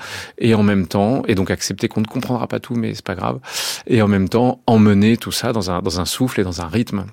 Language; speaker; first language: French; native; French